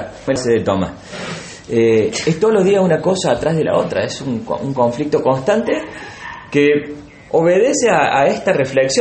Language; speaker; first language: Spanish; native; Spanish